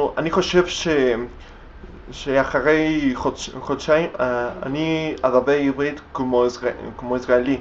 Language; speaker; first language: Hebrew; non-native, learner; Spanish